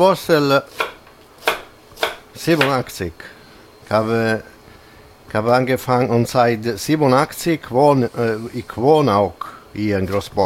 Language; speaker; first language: German; non-native, fluent; Italian